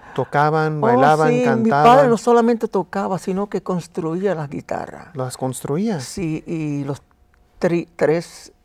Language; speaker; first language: Spanish; native; Spanish